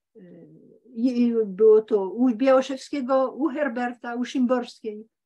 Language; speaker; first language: Polish; early bilingual, heritage; Polish